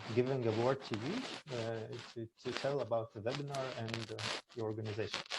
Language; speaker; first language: English; non-native, fluent; Lithuanian